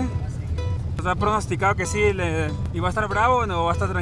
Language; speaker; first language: Spanish; native; Spanish